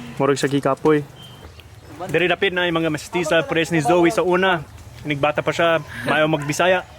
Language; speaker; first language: Cebuano; non-native, fluent; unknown